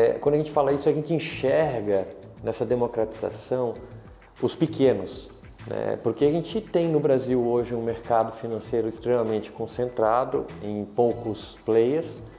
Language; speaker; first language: Portuguese; native; Portuguese